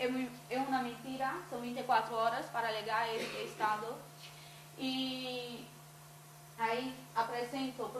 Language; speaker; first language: Spanish; non-native, fluent; Portuguese